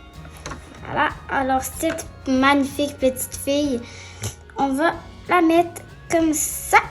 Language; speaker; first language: French; native; French